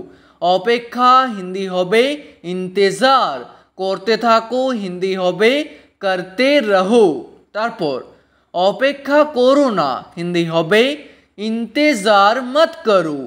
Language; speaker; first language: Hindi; non-native, local second language; Bangla